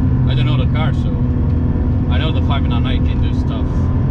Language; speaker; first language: English; non-native, fluent; Portuguese